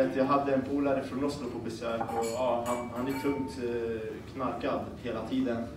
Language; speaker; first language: Swedish; early bilingual, other home language; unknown